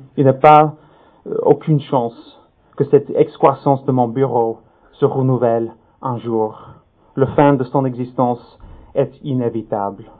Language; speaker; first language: French; non-native, fluent; English